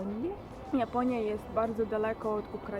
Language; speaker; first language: Polish; non-native, learner; Ukrainian